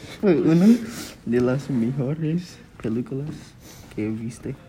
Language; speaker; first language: Spanish; non-native, learner; English